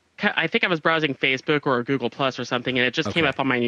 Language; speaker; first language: English; native; English